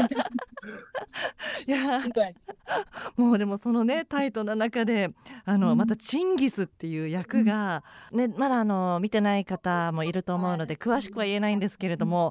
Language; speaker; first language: Japanese; native; Japanese